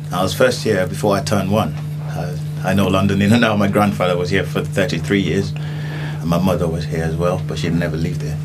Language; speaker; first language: English; non-native, local second language; Yoruba